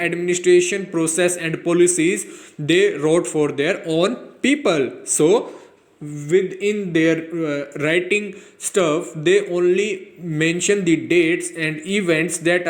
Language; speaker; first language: English; non-native, local second language; Hindi